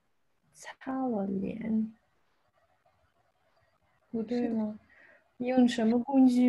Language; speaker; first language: Chinese; non-native, fluent; Russian